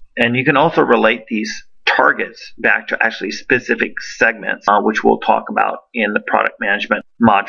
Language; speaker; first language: English; native; English